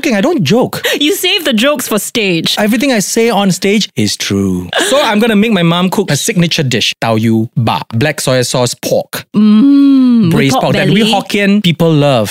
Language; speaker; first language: English; non-native, local second language; Min Nan Chinese